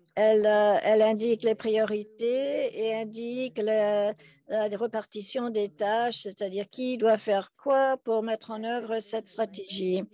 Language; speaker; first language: French; non-native, fluent; English